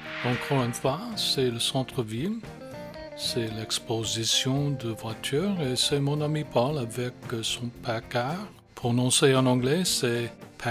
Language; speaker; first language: French; non-native, fluent; English